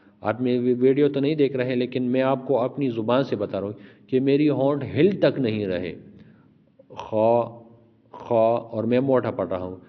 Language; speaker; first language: Urdu; native; Urdu